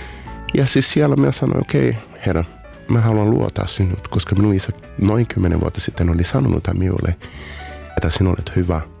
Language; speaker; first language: Finnish; non-native, learner; Portuguese